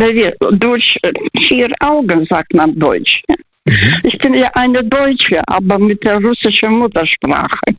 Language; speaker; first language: German; non-native, fluent; Russian